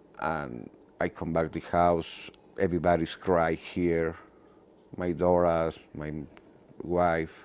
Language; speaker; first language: English; non-native, learner; Spanish